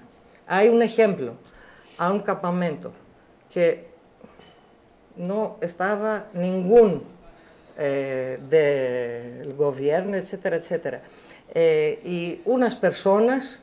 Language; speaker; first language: Spanish; non-native, learner; Greek